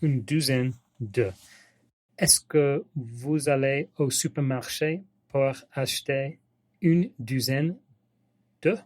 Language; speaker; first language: French; non-native, learner; English